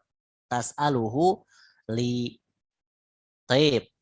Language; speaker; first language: Arabic; non-native, fluent; Indonesian